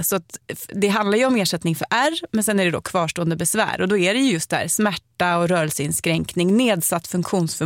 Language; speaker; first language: Swedish; native; Swedish